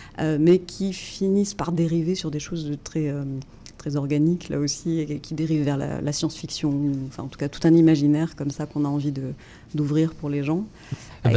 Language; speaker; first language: French; native; French